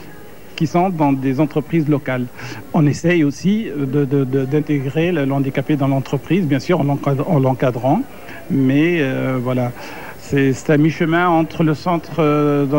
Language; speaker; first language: French; non-native, local second language; Arabic